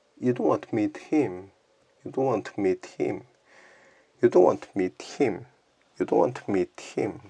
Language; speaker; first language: English; non-native, learner; Korean